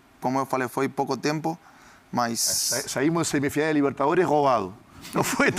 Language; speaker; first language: Portuguese; non-native, learner; Spanish